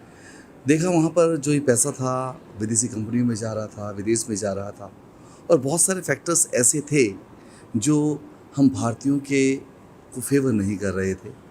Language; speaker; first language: Hindi; native; Hindi